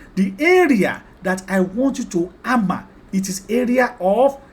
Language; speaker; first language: English; non-native, local second language; Yoruba